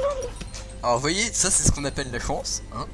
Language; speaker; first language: French; native; French